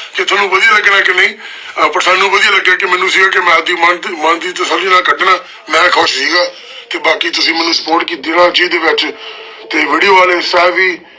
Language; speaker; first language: Punjabi; early bilingual, heritage; Punjabi